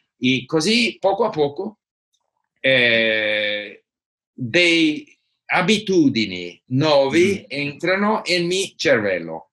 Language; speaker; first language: Italian; non-native, learner; English